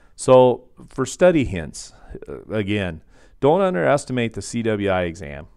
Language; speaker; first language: English; native; English